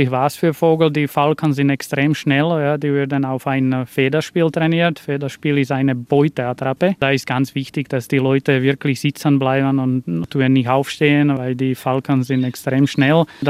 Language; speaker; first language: German; non-native, fluent; Slovak